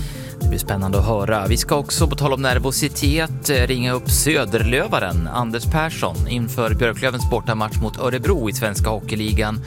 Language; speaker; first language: Swedish; native; Swedish